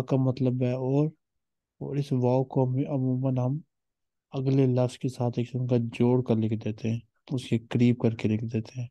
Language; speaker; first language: Urdu; native; Urdu